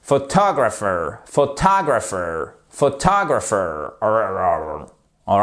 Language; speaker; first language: English; non-native, fluent; French